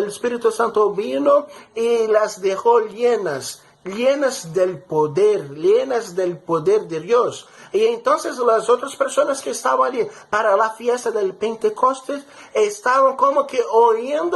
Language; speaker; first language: Spanish; non-native, fluent; Portuguese